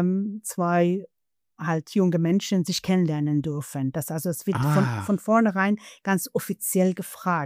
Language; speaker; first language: German; non-native, fluent; Persian